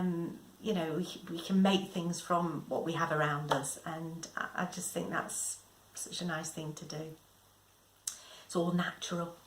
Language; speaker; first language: English; native; English